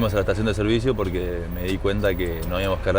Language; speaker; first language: Spanish; native; Spanish